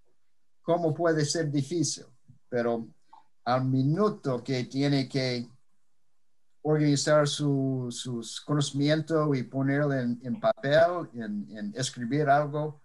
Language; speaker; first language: Spanish; non-native, fluent; English